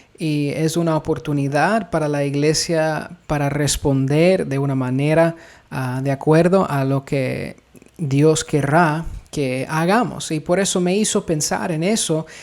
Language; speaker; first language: Spanish; non-native, fluent; English